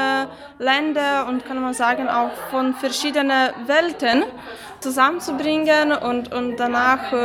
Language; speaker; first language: German; non-native, learner; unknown